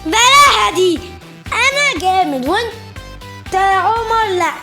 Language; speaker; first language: Arabic; native; Arabic